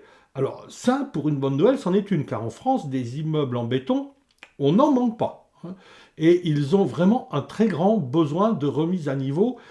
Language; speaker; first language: French; native; French